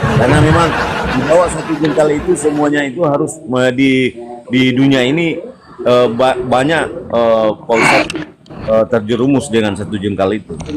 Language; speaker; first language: Indonesian; non-native, local second language; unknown